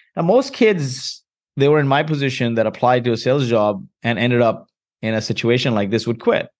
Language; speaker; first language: English; early bilingual, heritage; Arabic